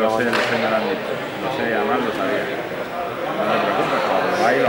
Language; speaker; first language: Spanish; native; Spanish